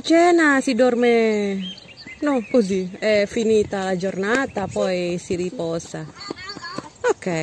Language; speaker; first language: Italian; non-native, learner; Indonesian